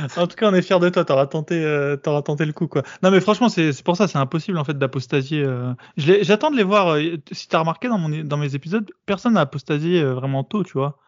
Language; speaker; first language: French; native; French